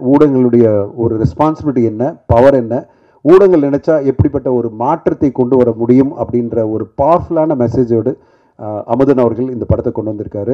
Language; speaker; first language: Tamil; native; Tamil